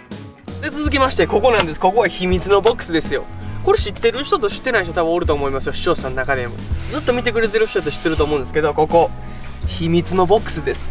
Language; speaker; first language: Japanese; native; Japanese